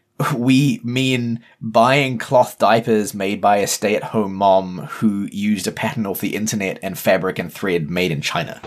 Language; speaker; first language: English; native; English